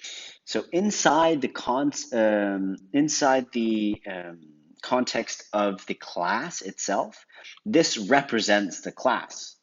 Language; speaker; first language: English; native; English